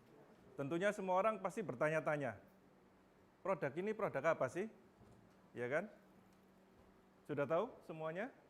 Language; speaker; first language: Indonesian; native; Indonesian